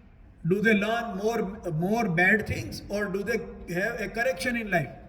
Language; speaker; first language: English; non-native, local second language; Hindi